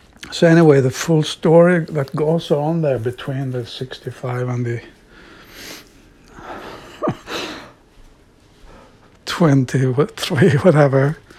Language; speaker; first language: English; non-native, fluent; Swedish